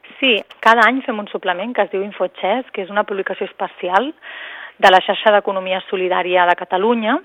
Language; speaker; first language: Catalan; native; Catalan